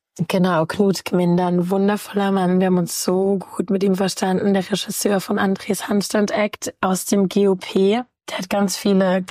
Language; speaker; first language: German; native; German